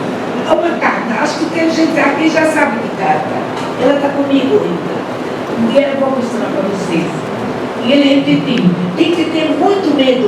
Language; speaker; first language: Portuguese; non-native, fluent; Arabic